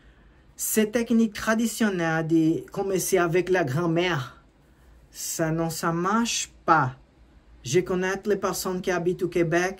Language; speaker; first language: French; non-native, learner; Portuguese